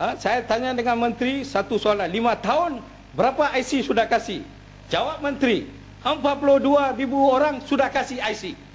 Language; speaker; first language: Malay; non-native, local second language; Tamil